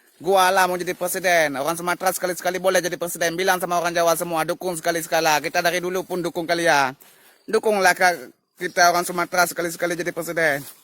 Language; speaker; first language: Malay; non-native, local second language; Achinese